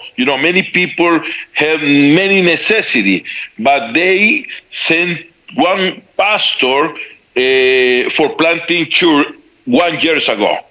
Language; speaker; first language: English; non-native, learner; Spanish